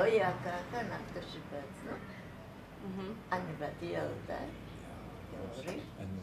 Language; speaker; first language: Hebrew; early bilingual, other home language; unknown